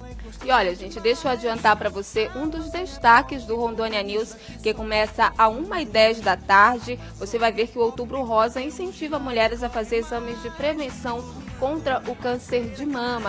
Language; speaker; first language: Portuguese; native; Portuguese